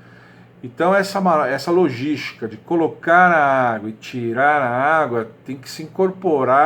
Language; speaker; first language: Portuguese; native; Portuguese